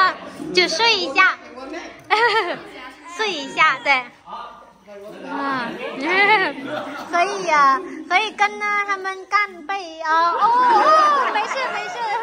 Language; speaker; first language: Chinese; non-native, fluent; Vietnamese